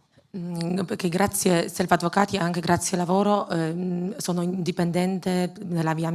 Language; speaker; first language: Italian; non-native, learner; Polish